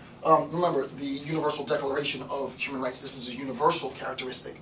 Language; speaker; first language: English; native; English